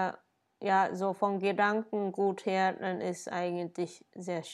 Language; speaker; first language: German; non-native, fluent; Japanese